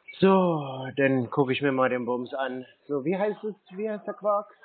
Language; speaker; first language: German; native; German